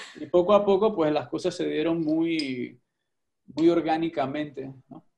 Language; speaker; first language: Spanish; native; Spanish